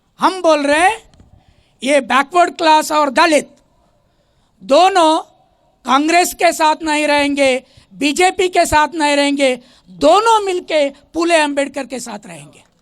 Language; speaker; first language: Hindi; non-native, local second language; Telugu